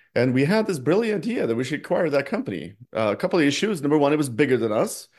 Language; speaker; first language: English; non-native, fluent; Norwegian